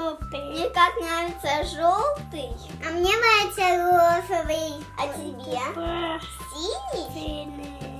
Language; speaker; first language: Russian; early bilingual, heritage; Russian